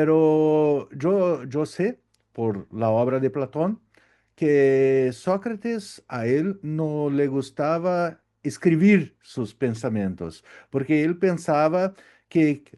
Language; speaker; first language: Spanish; non-native, learner; Portuguese